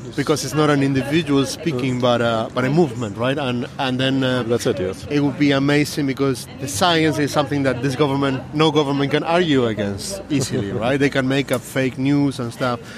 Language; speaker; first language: English; non-native, fluent; Spanish